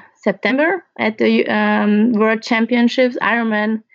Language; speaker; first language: English; early bilingual, other home language; Hungarian